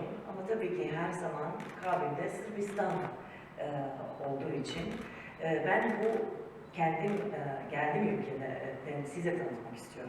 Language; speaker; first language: Turkish; early bilingual, heritage; Serbian